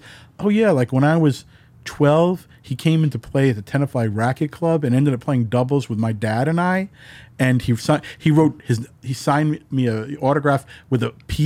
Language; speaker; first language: English; native; English